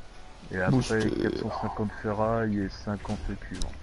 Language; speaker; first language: French; native; French